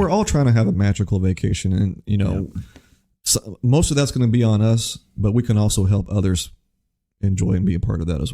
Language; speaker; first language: English; native; English